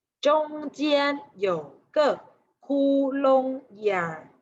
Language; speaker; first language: Chinese; non-native, fluent; Thai